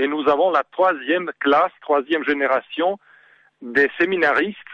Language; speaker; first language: French; non-native, learner; Serbian